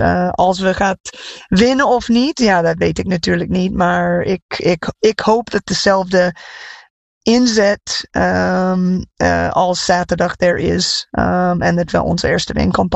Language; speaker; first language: Dutch; non-native, fluent; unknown